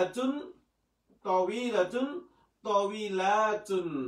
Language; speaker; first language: Arabic; non-native, fluent; Western Cham